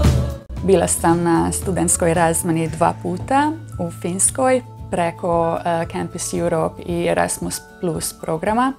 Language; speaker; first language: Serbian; non-native, local second language; Hungarian